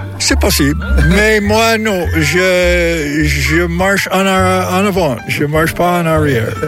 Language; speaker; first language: French; non-native, fluent; English